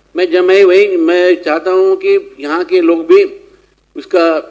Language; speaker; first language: Hindi; non-native, local second language; Telugu